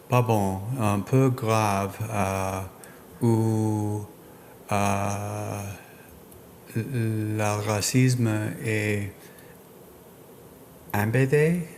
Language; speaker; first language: French; non-native, learner; English